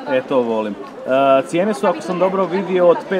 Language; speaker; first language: Croatian; native; Croatian